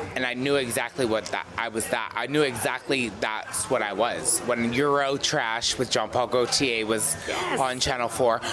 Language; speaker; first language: English; native; English